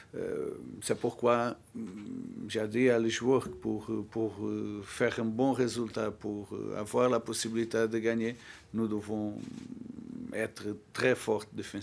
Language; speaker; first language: French; non-native, fluent; Portuguese